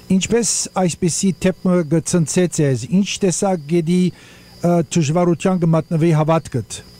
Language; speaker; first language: Armenian; early bilingual, heritage; Armenian